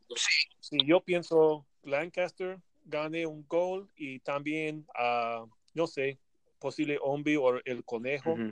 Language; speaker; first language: Spanish; non-native, learner; English